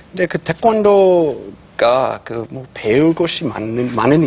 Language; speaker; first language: Korean; non-native, fluent; English